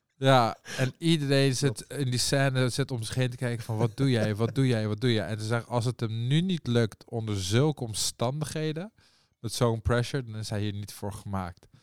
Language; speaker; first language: Dutch; early bilingual, other home language; Persian